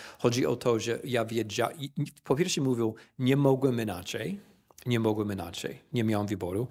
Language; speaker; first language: Polish; non-native, fluent; English